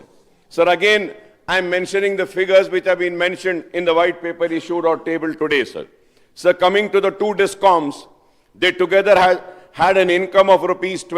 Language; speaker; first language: English; non-native, local second language; Urdu